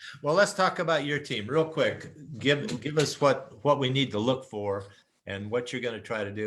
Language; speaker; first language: English; native; English